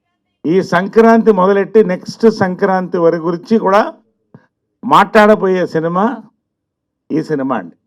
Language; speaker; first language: Telugu; native; Telugu